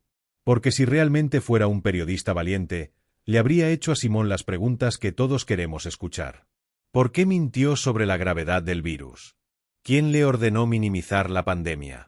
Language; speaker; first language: Spanish; native; Spanish